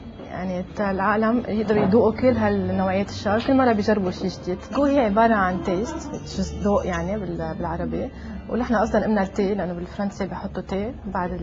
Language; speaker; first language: Arabic; native; Arabic